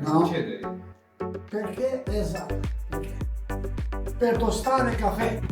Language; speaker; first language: Italian; non-native, learner; Albanian